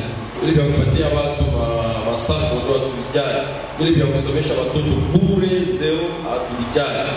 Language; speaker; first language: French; non-native, local second language; Swahili